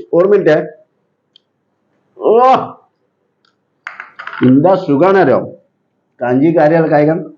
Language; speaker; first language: Malayalam; non-native, fluent; Odia